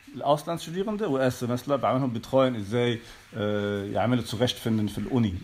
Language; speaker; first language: Arabic; early bilingual, heritage; Arabic